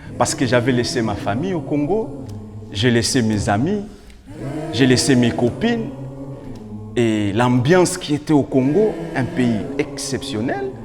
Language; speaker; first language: French; non-native, local second language; Lingala